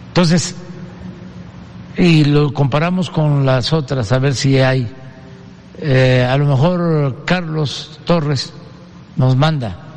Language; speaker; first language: Spanish; native; Spanish